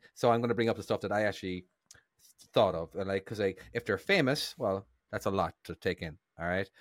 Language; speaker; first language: English; native; English